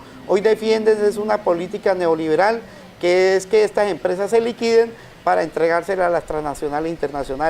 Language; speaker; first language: Spanish; native; Spanish